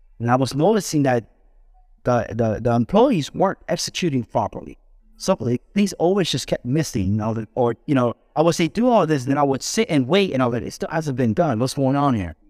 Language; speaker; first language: English; early bilingual, other home language; Spanish